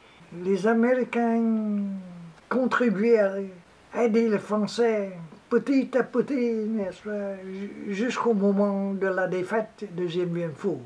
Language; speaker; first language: French; non-native, local second language; Vietnamese